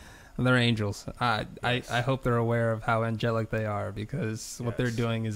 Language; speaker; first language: English; native; English